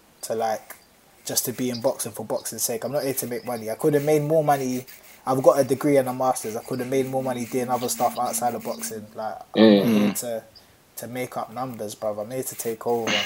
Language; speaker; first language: English; native; English